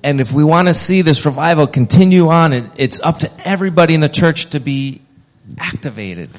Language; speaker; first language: English; native; English